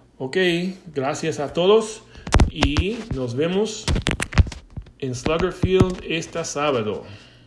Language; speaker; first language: Spanish; non-native, learner; English